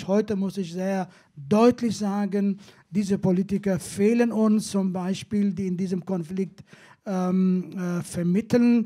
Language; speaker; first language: German; non-native, fluent; Kurdish